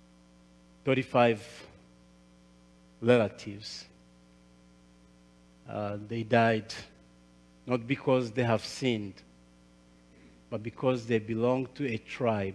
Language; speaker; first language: English; non-native, local second language; Kinyarwanda